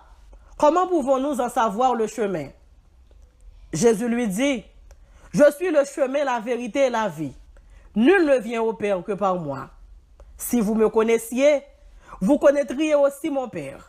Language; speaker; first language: French; non-native, local second language; Haitian Creole